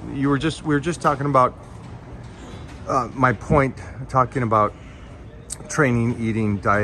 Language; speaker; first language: English; native; English